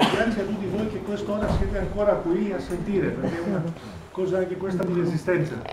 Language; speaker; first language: Italian; non-native, fluent; Greek